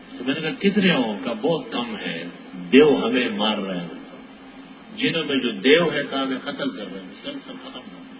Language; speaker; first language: Urdu; non-native, local second language; Pashto